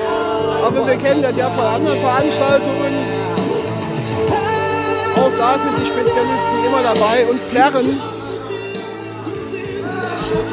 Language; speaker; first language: German; native; German